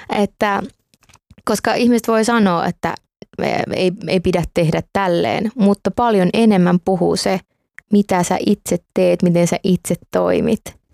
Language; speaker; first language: Finnish; native; Finnish